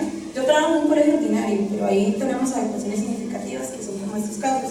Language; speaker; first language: Spanish; native; Spanish